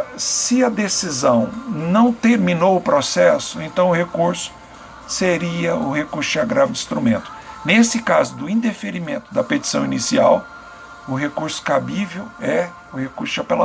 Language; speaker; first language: Portuguese; native; Portuguese